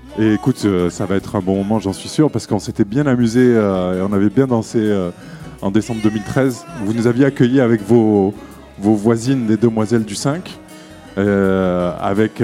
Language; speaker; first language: French; native; French